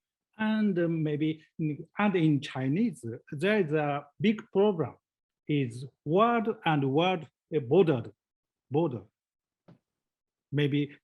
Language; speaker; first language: English; non-native, learner; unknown